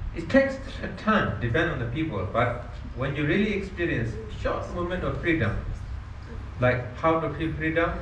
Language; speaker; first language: English; non-native, learner; Nepali